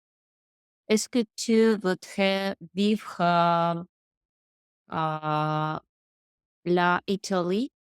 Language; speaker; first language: French; non-native, learner; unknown